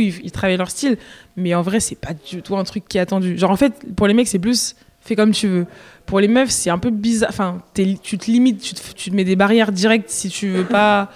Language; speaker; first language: French; native; French